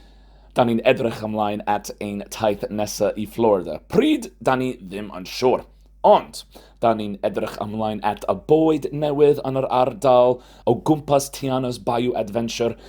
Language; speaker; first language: Welsh; non-native, fluent; English